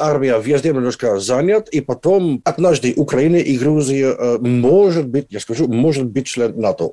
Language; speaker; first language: Russian; non-native, learner; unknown